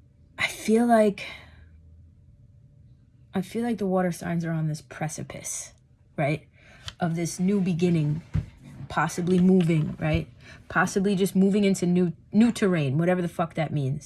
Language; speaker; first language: English; native; English